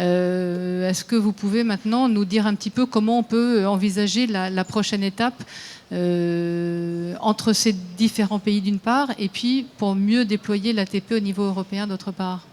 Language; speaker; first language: French; native; French